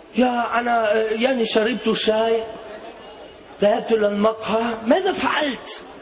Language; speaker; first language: Arabic; non-native, fluent; German